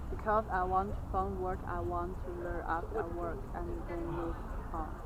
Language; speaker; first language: English; non-native, learner; Chinese